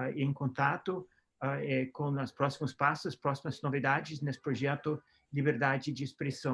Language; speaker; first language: Portuguese; non-native, fluent; English